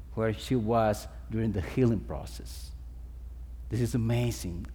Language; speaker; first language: English; non-native, fluent; Spanish